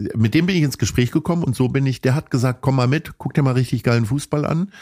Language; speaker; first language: German; native; German